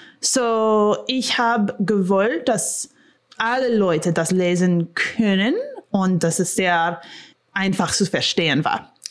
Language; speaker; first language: German; non-native, fluent; English